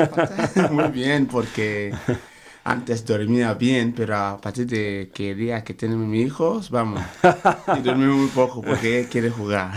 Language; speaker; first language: Spanish; non-native, fluent; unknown